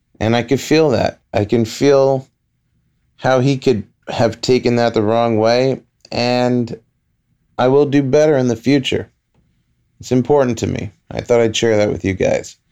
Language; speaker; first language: English; native; English